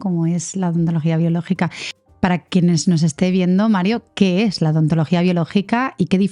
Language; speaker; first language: Spanish; native; Spanish